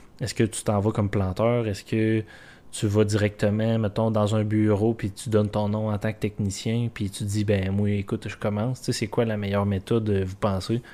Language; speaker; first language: French; native; French